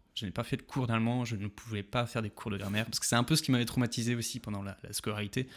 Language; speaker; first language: French; native; French